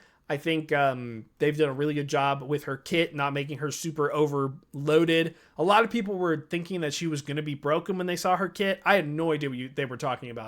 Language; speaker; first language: English; native; English